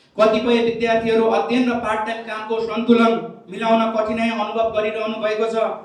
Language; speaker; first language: Nepali; native; Nepali